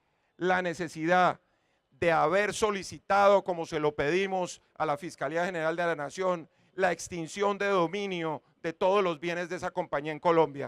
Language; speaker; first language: Spanish; native; Spanish